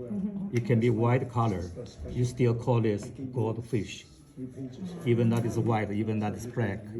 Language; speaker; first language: English; non-native, fluent; Chinese